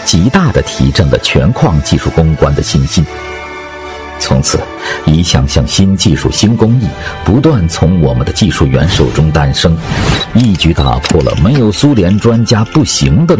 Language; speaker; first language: Chinese; native; Chinese